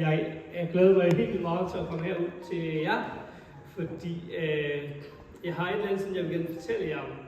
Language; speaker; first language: Danish; non-native, fluent; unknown